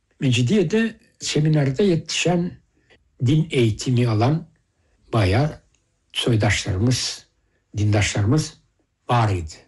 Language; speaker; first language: Turkish; early bilingual, heritage; Turkish